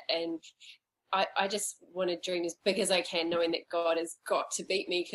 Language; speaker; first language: English; native; English